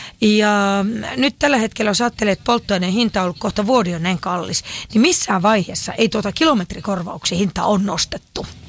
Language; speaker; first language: Finnish; native; Finnish